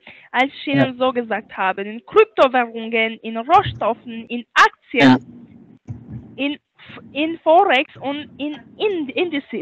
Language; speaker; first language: German; non-native, learner; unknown